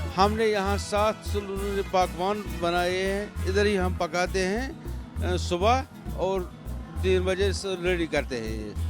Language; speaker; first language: Hindi; non-native, local second language; Kashmiri